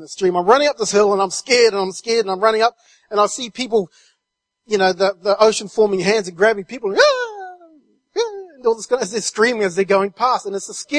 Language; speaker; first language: English; native; English